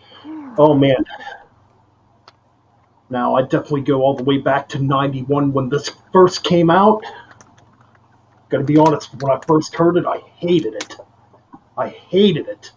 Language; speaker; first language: English; native; English